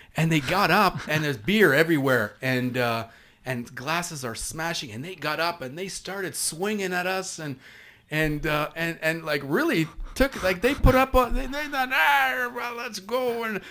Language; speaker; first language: English; non-native, fluent; Hebrew